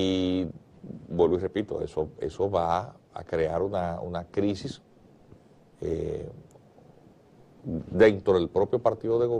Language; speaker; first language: Spanish; native; Spanish